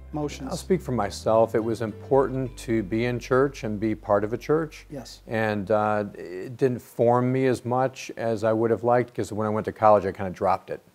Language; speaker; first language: English; native; English